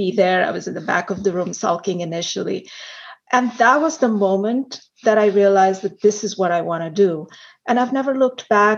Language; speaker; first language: English; non-native, local second language; Hindi